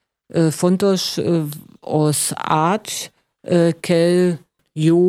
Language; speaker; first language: Hungarian; non-native, learner; German